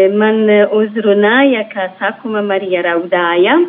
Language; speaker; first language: Latvian; non-native, fluent; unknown